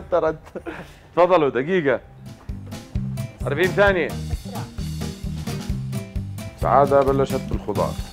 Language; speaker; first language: Arabic; native; Arabic